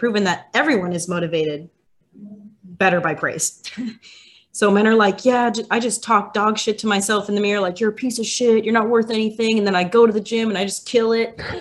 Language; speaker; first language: English; native; English